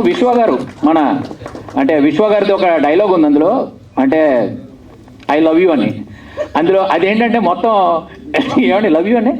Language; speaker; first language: Telugu; native; Telugu